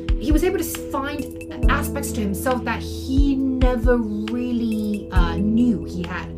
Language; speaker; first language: English; non-native, local second language; Cantonese